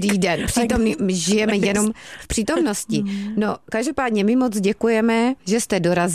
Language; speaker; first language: Czech; native; Czech